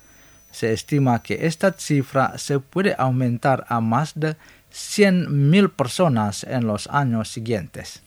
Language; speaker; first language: Spanish; non-native, fluent; Indonesian